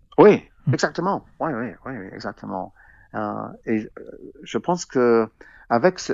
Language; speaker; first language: French; non-native, fluent; English